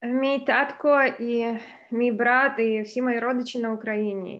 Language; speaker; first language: Ukrainian; non-native, local second language; Russian